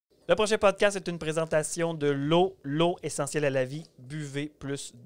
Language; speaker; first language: French; native; French